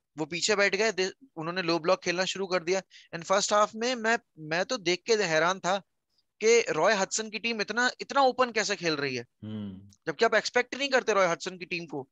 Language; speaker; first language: Hindi; native; Hindi